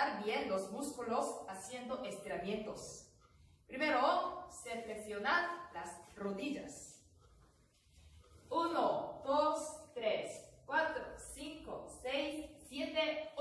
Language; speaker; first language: Spanish; non-native, learner; Korean